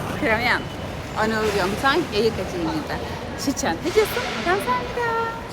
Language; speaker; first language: Korean; non-native, learner; Turkish